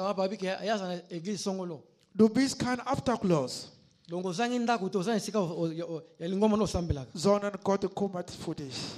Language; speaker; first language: German; non-native, learner; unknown